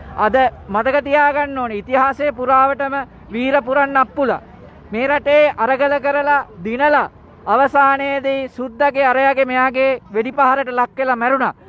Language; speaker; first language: Sinhala; native; Sinhala